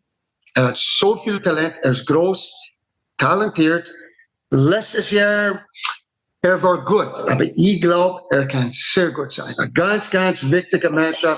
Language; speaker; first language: German; non-native, learner; English